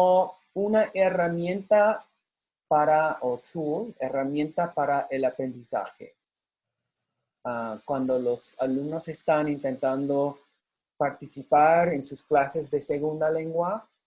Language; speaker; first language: Spanish; non-native, fluent; English